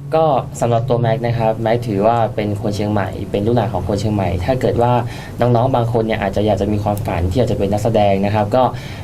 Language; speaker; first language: Thai; native; Thai